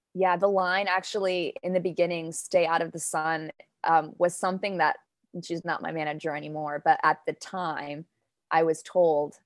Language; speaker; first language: English; early bilingual, other home language; Danish